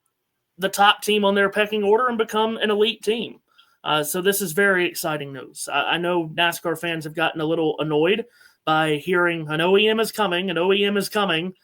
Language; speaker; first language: English; native; English